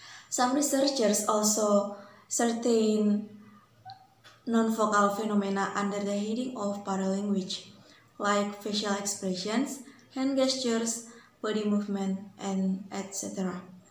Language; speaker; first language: English; non-native, fluent; Indonesian